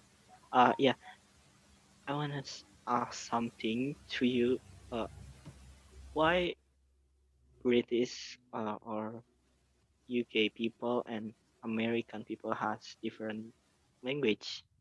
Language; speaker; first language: English; non-native, learner; Indonesian